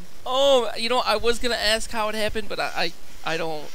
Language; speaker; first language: English; native; English